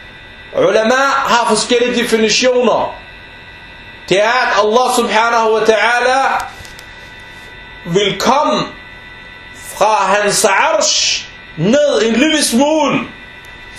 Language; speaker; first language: Danish; non-native, fluent; Arabic